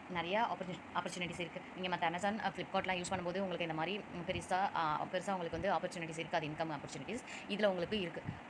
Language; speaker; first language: Tamil; native; Tamil